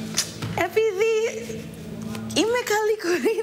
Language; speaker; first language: Greek; non-native, learner; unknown